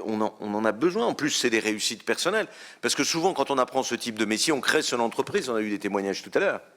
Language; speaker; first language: French; native; French